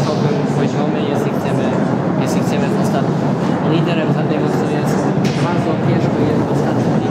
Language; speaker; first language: Polish; non-native, learner; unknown